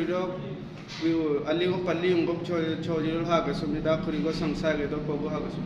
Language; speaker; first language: Korean; non-native, learner; Urdu